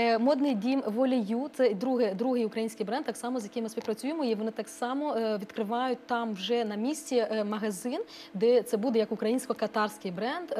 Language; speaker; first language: Ukrainian; non-native, local second language; Romanian